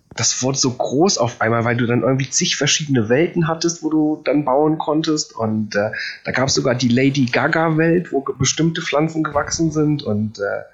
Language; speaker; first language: German; early bilingual, other home language; Polish